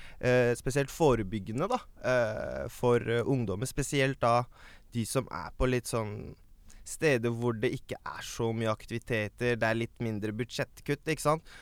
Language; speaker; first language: Norwegian; early bilingual, other home language; Baluchi